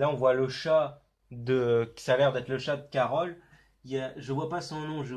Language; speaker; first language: French; native; French